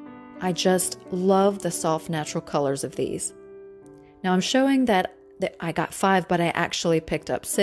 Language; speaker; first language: English; native; English